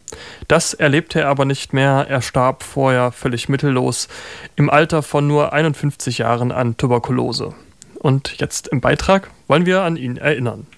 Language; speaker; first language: German; native; German